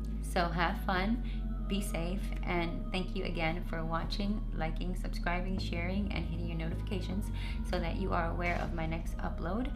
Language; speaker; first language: English; native; English